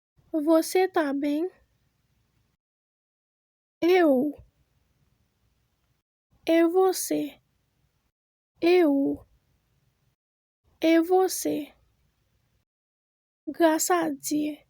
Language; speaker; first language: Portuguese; non-native, fluent; Haitian Creole